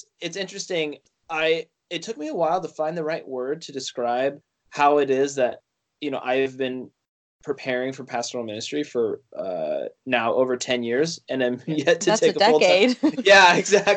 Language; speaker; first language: English; native; English